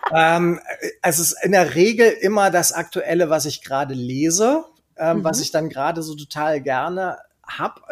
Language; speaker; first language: German; native; German